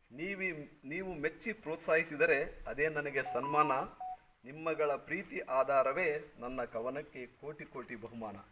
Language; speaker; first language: Kannada; native; Kannada